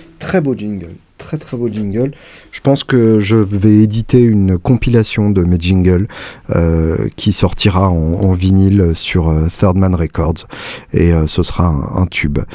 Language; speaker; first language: French; native; French